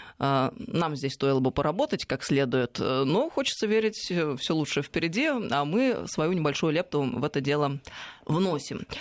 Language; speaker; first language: Russian; native; Russian